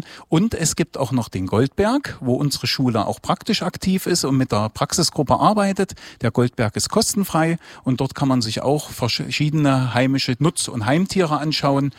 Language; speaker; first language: German; native; German